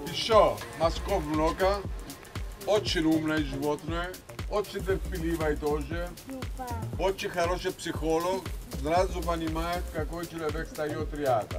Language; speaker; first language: Russian; non-native, learner; Greek